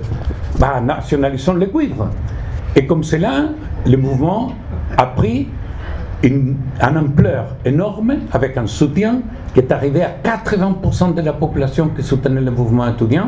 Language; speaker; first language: French; non-native, fluent; Spanish